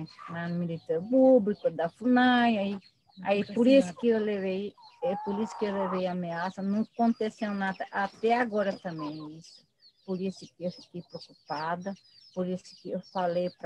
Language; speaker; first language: Portuguese; non-native, local second language; Guarani